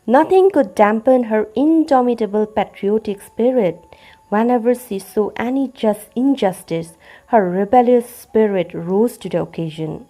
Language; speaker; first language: English; non-native, local second language; Assamese